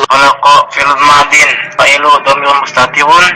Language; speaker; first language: Arabic; non-native, learner; Indonesian